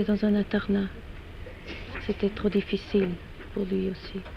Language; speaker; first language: French; non-native, fluent; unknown